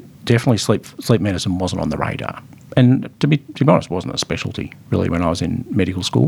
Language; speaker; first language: English; native; English